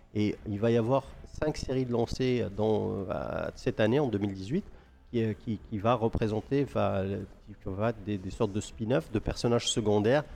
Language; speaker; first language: French; non-native, local second language; Arabic